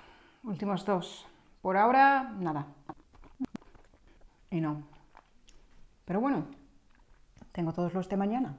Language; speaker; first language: Spanish; non-native, fluent; English